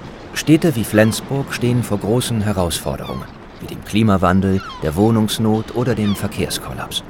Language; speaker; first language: German; native; German